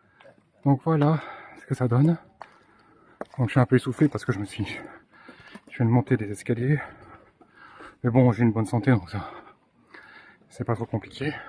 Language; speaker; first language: French; native; French